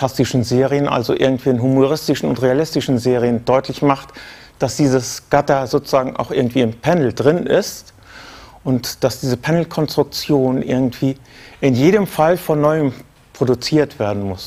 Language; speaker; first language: German; native; German